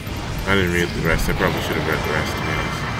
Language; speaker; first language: English; native; English